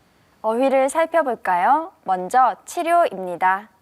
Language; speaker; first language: Korean; native; Korean